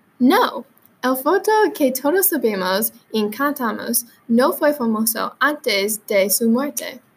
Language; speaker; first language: Spanish; non-native, learner; English